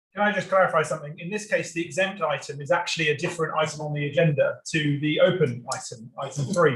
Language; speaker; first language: English; native; English